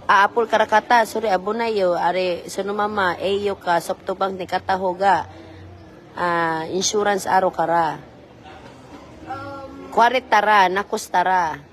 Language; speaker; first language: Japanese; non-native, learner; Filipino